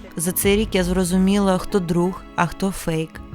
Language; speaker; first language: Ukrainian; non-native, local second language; Russian